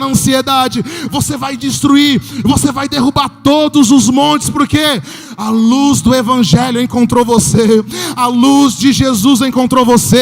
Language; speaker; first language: Portuguese; native; Portuguese